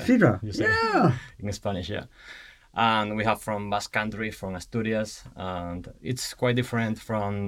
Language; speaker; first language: English; non-native, fluent; Spanish